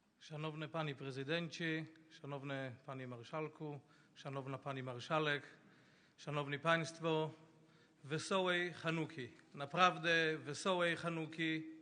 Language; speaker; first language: Polish; non-native, learner; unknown